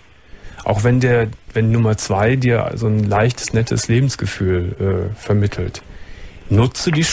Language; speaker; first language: German; native; German